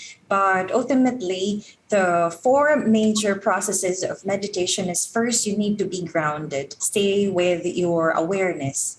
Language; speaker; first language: English; non-native, local second language; Filipino